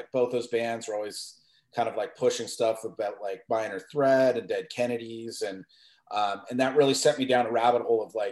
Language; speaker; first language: English; native; English